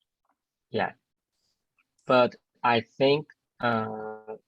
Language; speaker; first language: English; non-native, learner; Chinese